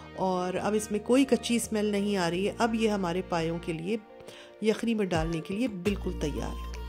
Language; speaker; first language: Urdu; native; Urdu